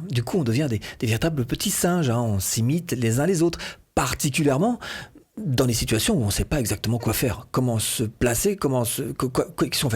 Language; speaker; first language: French; native; French